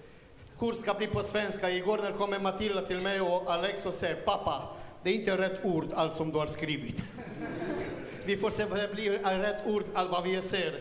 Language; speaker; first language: Swedish; non-native, learner; Romanian